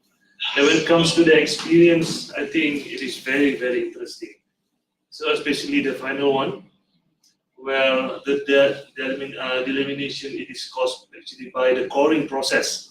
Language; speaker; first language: English; non-native, local second language; Malay